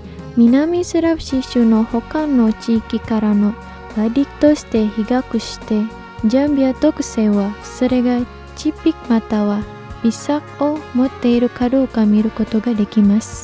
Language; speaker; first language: Japanese; non-native, fluent; Indonesian